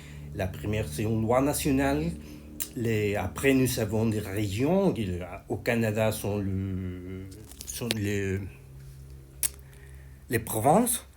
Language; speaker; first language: French; non-native, learner; Spanish